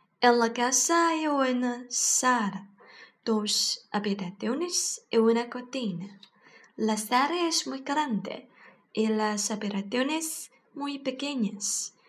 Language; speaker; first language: Spanish; non-native, learner; Chinese